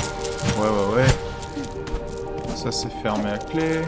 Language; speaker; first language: French; native; French